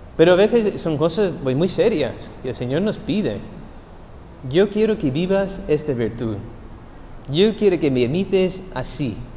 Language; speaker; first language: Spanish; non-native, fluent; English